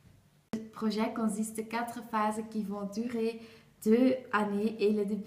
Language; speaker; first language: French; non-native, learner; Dutch